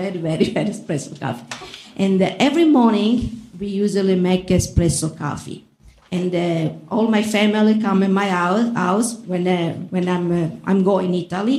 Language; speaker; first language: English; non-native, learner; Italian